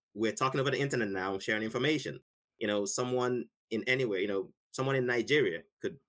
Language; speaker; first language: English; non-native, local second language; Igbo